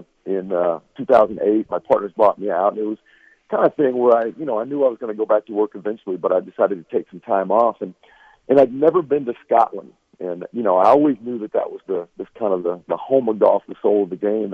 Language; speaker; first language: English; native; English